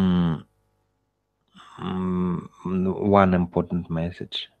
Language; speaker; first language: English; non-native, learner; Russian